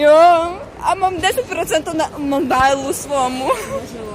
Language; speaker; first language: Czech; non-native, learner; Ukrainian